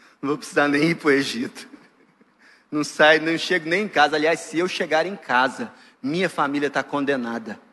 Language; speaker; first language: Portuguese; native; Portuguese